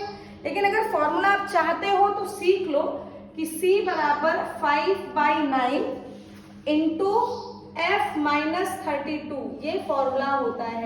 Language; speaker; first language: Hindi; native; Hindi